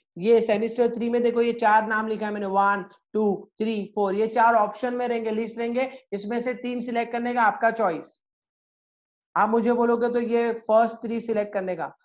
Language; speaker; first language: Hindi; native; Hindi